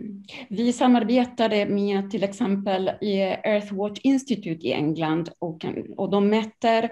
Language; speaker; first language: Swedish; non-native, fluent; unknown